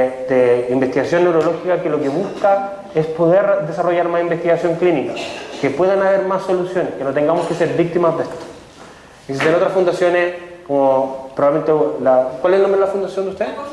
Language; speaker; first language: Spanish; native; Spanish